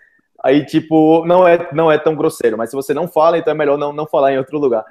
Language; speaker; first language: Portuguese; native; Portuguese